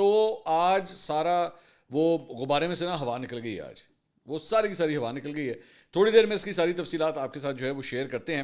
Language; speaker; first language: Urdu; native; Urdu